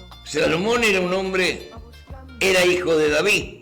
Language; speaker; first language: Spanish; native; Spanish